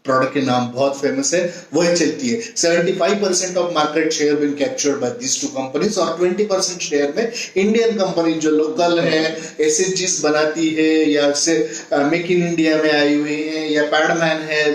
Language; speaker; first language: Hindi; non-native, local second language; Marathi